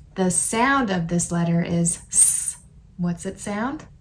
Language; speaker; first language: English; native; English